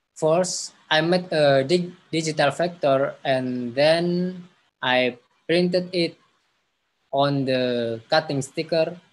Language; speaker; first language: English; non-native, learner; Javanese